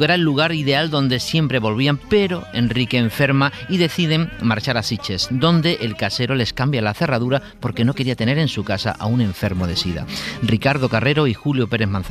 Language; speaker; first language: Spanish; native; Spanish